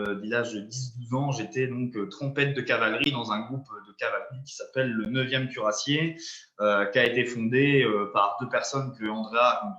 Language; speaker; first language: French; native; French